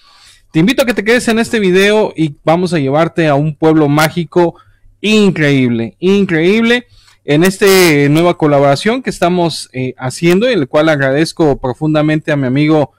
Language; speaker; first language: Spanish; native; Spanish